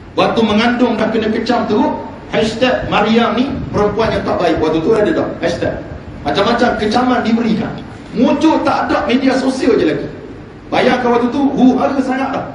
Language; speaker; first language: Malay; native; Malay